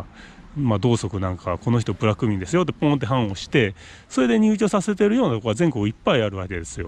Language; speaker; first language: Japanese; native; Japanese